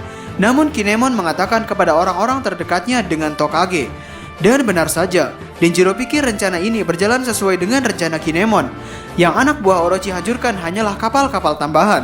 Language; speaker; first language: Indonesian; native; Indonesian